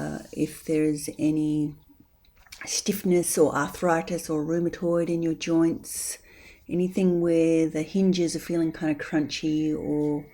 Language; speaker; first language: English; native; English